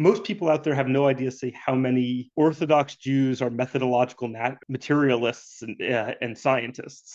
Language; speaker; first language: English; native; English